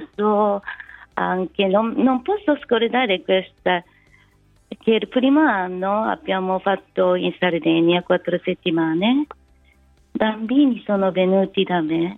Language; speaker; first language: Italian; non-native, fluent; Japanese